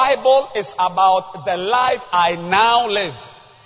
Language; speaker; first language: English; non-native, local second language; Akan